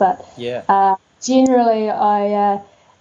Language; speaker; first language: English; native; English